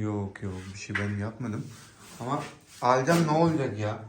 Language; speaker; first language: Turkish; non-native, learner; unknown